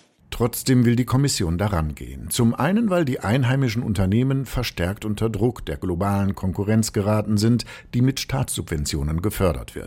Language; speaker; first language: German; native; German